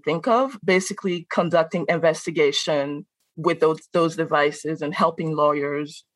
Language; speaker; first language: English; non-native, fluent; French